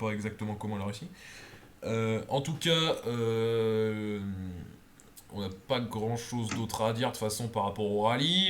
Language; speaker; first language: French; native; French